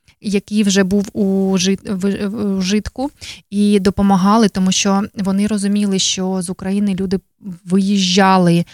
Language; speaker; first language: Ukrainian; native; Ukrainian